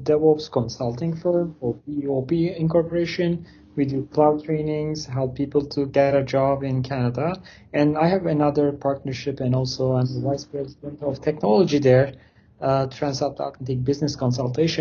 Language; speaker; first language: English; non-native, fluent; Turkish